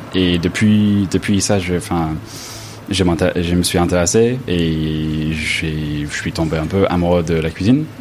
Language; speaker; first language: French; non-native, fluent; English